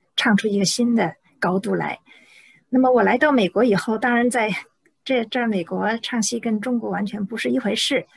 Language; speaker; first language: Chinese; native; Chinese